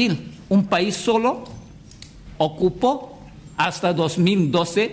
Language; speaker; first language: Spanish; non-native, fluent; Chinese